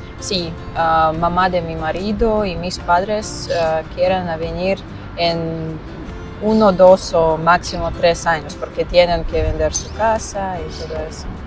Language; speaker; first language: Spanish; non-native, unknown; Russian